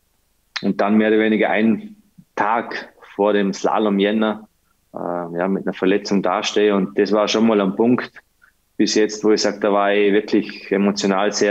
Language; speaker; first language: German; native; German